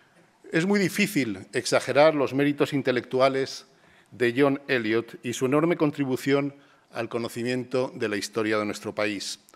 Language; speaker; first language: Spanish; native; Spanish